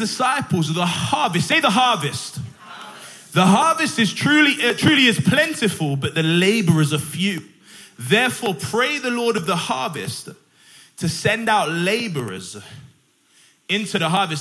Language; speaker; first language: English; native; English